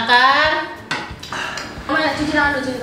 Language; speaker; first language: Indonesian; native; Indonesian